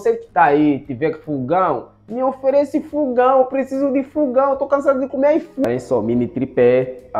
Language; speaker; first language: Portuguese; native; Portuguese